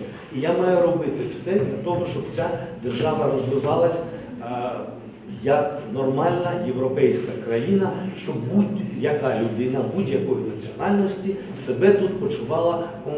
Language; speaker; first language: Ukrainian; non-native, local second language; Russian